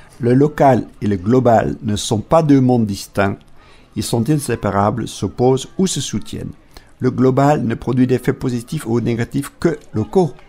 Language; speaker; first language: French; native; French